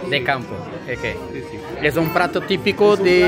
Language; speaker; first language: Spanish; non-native, fluent; Portuguese